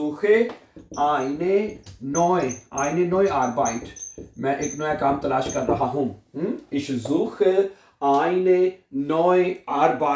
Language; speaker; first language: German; non-native, learner; Urdu